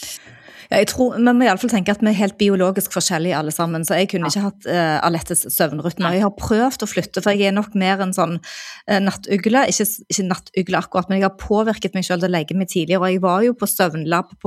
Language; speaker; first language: Norwegian; native; Norwegian